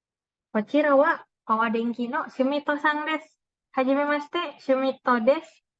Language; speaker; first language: Japanese; non-native, fluent; Indonesian